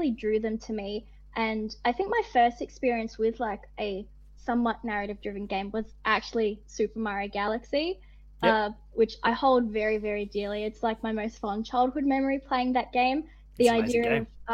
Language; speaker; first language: English; native; English